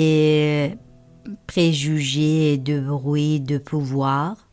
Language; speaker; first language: French; non-native, fluent; Persian